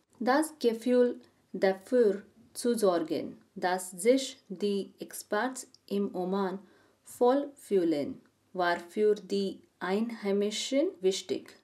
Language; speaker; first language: German; non-native, learner; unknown